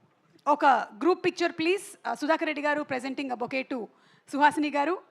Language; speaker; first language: Telugu; native; Telugu